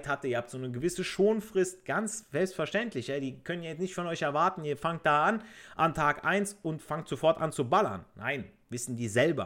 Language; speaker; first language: German; native; German